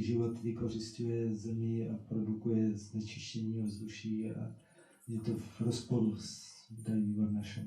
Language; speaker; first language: Czech; native; Czech